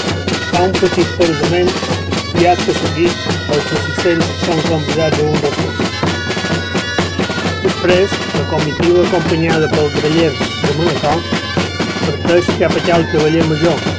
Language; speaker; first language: Catalan; native; Catalan